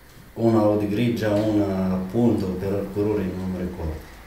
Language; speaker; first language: Italian; non-native, learner; Arabic